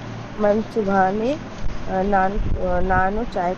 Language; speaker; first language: Persian; non-native, learner; Urdu